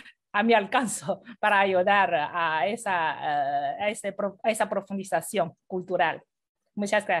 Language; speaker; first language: Spanish; non-native, fluent; Chinese